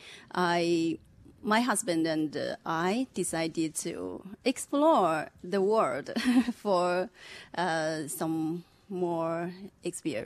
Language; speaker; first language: English; non-native, fluent; Chinese